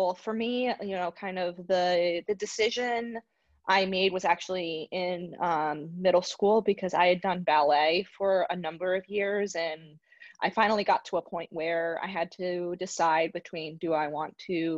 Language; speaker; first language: English; native; English